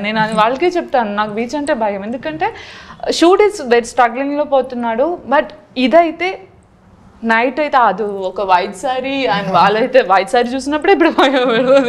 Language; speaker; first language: Telugu; non-native, learner; Malayalam